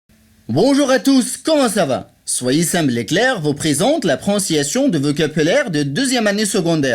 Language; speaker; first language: French; non-native, fluent; Arabic